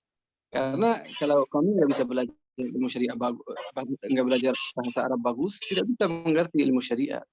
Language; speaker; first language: Indonesian; non-native, learner; Persian